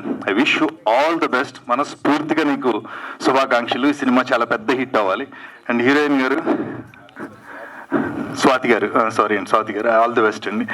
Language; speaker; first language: Telugu; native; Telugu